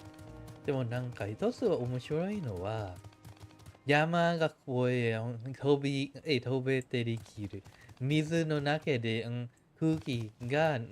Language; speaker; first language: Japanese; non-native, fluent; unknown